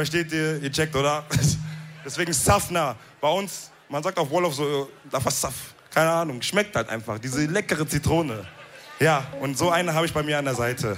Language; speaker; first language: German; early bilingual, other home language; Wolof